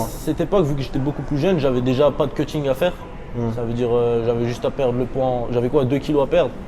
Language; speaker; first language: French; early bilingual, other home language; Chechen